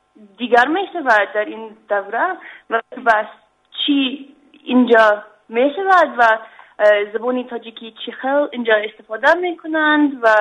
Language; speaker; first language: Persian; non-native, learner; English